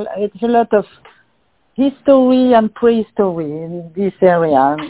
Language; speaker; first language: English; non-native, fluent; French